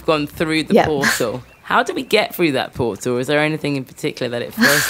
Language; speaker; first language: English; native; English